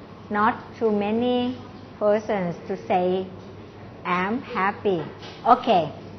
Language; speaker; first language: English; non-native, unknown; Thai